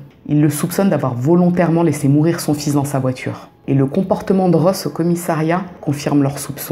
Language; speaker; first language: French; native; French